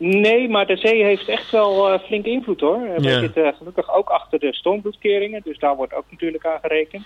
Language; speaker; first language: Dutch; native; Dutch